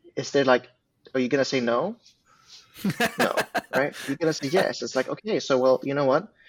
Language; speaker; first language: English; non-native, fluent; Swedish